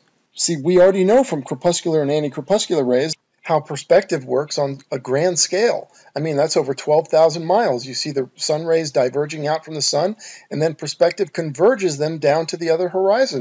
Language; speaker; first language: English; native; English